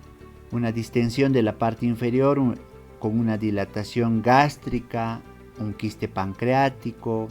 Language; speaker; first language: Spanish; native; Spanish